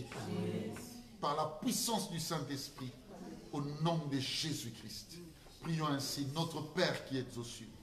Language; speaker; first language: French; non-native, local second language; Lingala